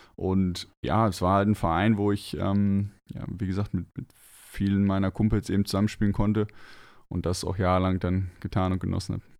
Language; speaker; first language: German; native; German